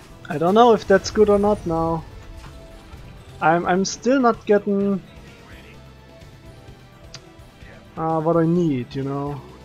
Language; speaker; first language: English; non-native, fluent; German